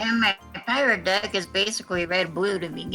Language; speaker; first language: English; native; English